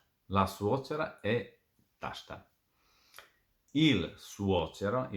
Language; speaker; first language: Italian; non-native, fluent; Serbian